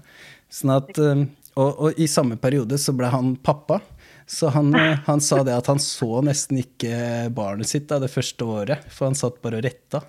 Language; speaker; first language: Norwegian; native; Norwegian